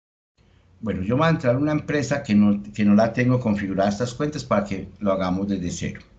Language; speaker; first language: Spanish; native; Spanish